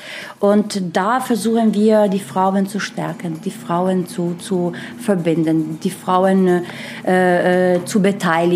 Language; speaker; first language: German; non-native, learner; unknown